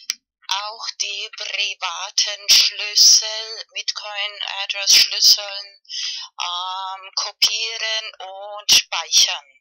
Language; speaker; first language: German; non-native, fluent; Spanish